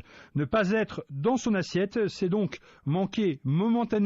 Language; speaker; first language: French; native; French